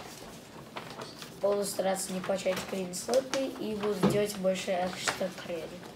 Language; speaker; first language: Russian; early bilingual, heritage; Russian